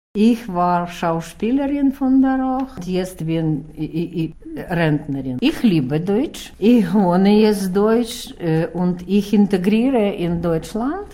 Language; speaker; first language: German; non-native, learner; Ukrainian